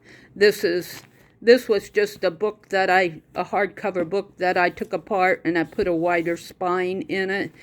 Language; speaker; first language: English; native; English